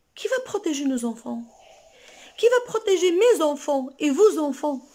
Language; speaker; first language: French; non-native, local second language; Arabic